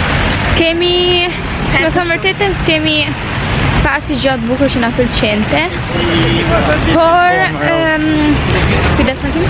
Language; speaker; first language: Albanian; early bilingual, heritage; Albanian